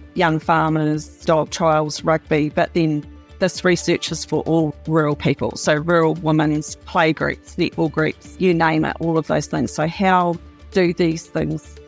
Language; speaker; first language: English; native; English